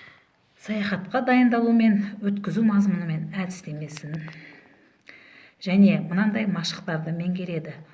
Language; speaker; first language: Kazakh; native; Kazakh